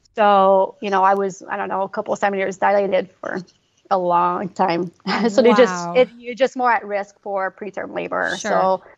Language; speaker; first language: English; non-native, fluent; French